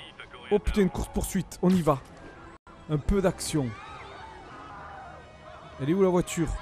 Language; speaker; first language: French; native; French